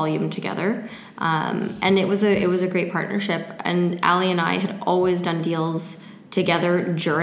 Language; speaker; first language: English; native; English